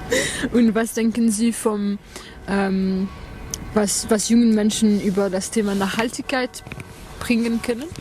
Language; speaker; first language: German; non-native, learner; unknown